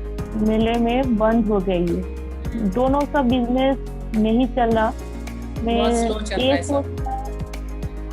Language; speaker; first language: Hindi; non-native, local second language; Bangla